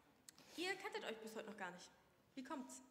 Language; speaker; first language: German; native; German